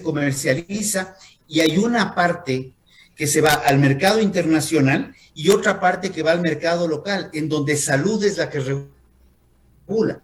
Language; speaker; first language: Spanish; native; Spanish